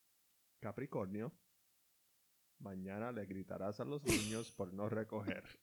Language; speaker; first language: Spanish; early bilingual, heritage; Spanish